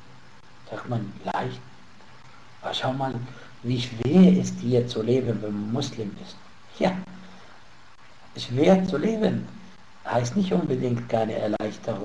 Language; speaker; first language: German; non-native, fluent; Arabic